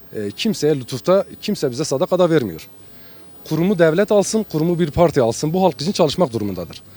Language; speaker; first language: Turkish; non-native, local second language; Kurdish